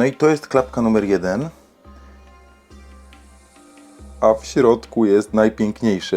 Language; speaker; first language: Polish; native; Polish